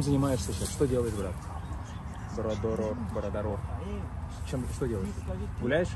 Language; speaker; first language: Russian; native; Russian